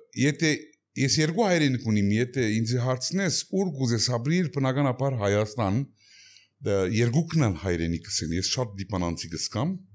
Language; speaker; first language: Armenian; early bilingual, heritage; Armenian